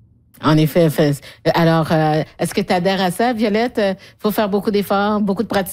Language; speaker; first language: French; native; French